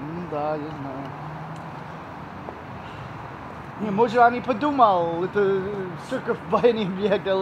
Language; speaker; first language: Russian; non-native, learner; English